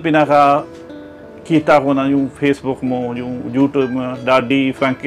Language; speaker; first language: Filipino; non-native, learner; Punjabi